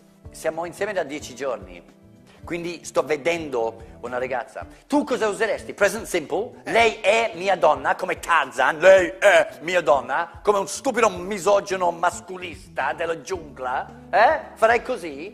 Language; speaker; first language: Italian; non-native, fluent; English